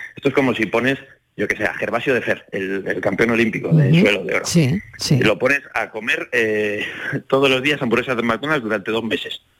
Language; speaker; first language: Spanish; native; Spanish